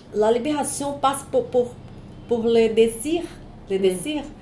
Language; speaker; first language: French; non-native, fluent; Portuguese